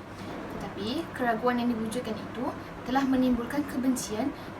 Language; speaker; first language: Malay; native; Malay